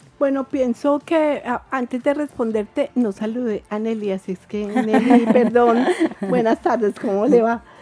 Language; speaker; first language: Spanish; native; Spanish